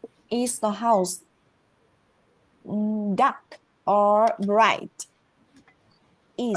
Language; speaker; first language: English; non-native, learner; Vietnamese